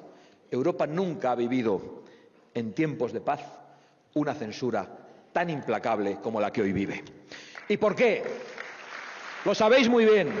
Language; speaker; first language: Spanish; native; Spanish